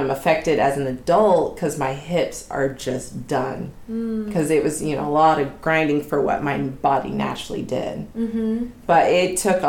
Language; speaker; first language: English; native; English